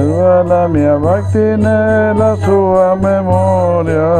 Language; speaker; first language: Italian; non-native, learner; Spanish